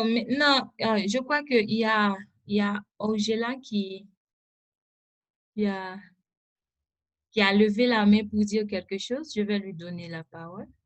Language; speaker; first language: French; non-native, local second language; Haitian Creole